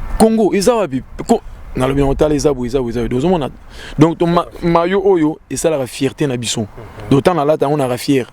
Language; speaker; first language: Lingala; native; Lingala